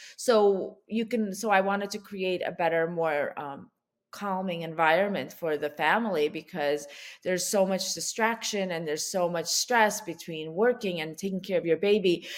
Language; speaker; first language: English; early bilingual, other home language; Russian